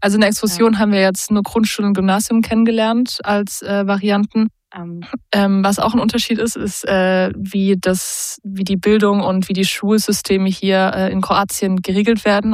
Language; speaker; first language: German; native; German